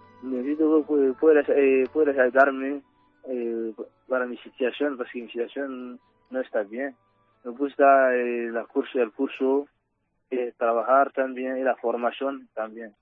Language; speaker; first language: Spanish; non-native, learner; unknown